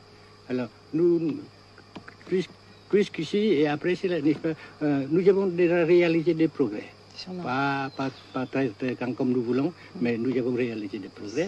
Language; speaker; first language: French; non-native, fluent; Vietnamese